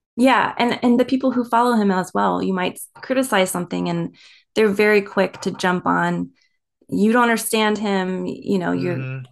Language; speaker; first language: English; native; English